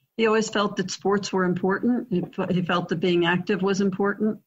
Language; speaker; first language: English; native; English